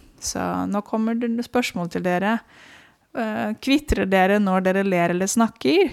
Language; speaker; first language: Norwegian; non-native, fluent; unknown